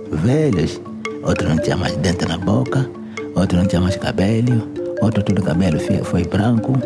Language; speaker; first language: Portuguese; non-native, local second language; Kongo